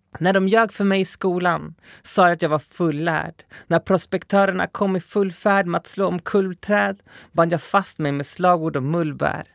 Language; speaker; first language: Swedish; early bilingual, other home language; Spanish